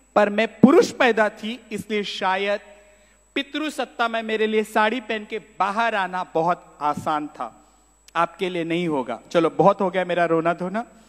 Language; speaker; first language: Hindi; non-native, local second language; Marathi